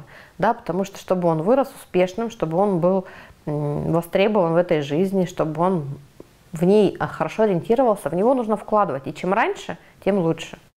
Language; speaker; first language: Russian; native; Russian